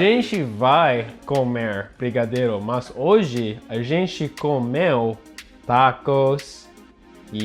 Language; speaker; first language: Portuguese; non-native, learner; English